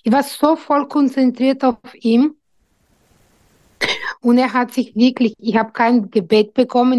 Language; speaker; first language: German; non-native, fluent; Bulgarian